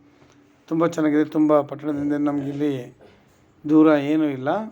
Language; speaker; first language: Kannada; native; Kannada